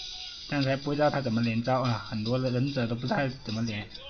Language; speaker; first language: Chinese; native; Chinese